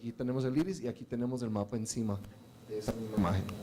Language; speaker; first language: Spanish; native; Spanish